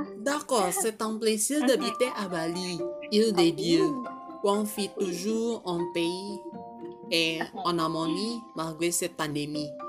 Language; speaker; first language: French; non-native, fluent; Indonesian